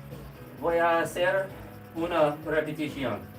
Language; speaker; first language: Spanish; non-native, learner; English